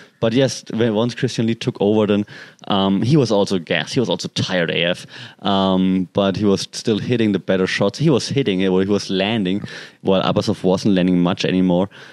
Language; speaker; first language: English; non-native, fluent; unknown